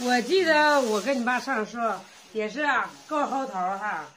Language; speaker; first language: Chinese; native; Chinese